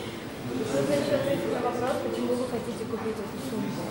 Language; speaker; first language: Russian; native; Russian